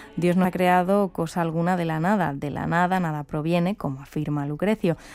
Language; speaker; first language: Spanish; native; Spanish